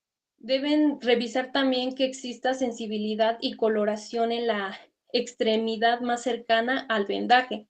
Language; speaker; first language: Spanish; native; Spanish